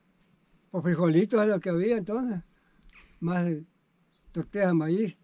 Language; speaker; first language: Spanish; native; Spanish